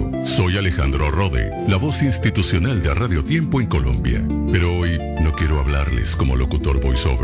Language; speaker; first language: Spanish; native; Spanish